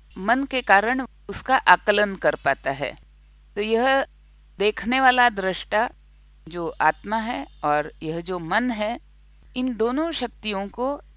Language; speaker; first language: Hindi; non-native, local second language; Marathi